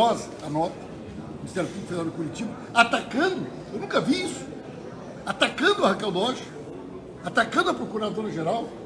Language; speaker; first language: Portuguese; native; Portuguese